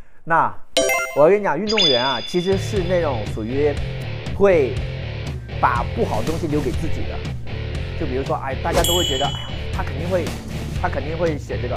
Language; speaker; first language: Chinese; non-native, local second language; Cantonese